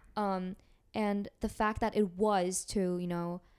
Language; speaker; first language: English; non-native, fluent; Korean